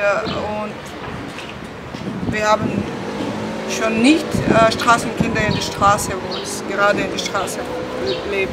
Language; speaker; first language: German; non-native, learner; Russian